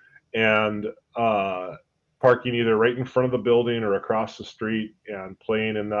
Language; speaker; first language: English; native; English